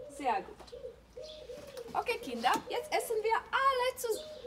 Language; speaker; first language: German; non-native, fluent; Croatian